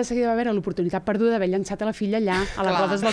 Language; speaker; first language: Catalan; native; Catalan